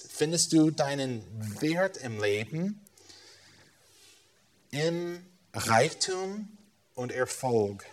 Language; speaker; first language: German; non-native, fluent; English